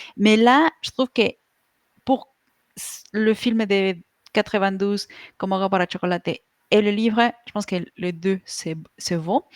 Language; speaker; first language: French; non-native, fluent; Spanish